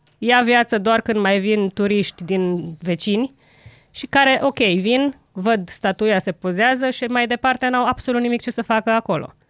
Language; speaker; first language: Romanian; native; Romanian